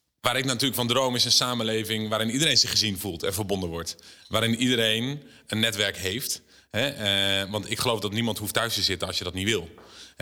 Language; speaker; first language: Dutch; native; Dutch